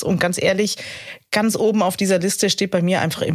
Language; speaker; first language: German; native; German